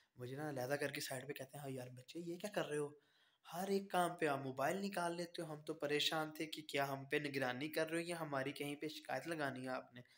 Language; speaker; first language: Urdu; native; Urdu